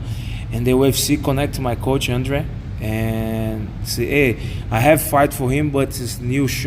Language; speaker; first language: English; non-native, learner; Portuguese